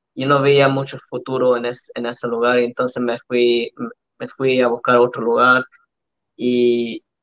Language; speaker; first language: Spanish; early bilingual, other home language; English